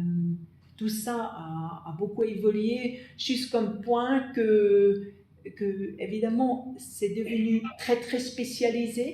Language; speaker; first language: French; non-native, fluent; German